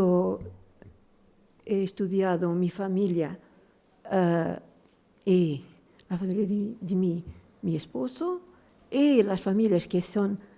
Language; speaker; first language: Spanish; non-native, learner; Portuguese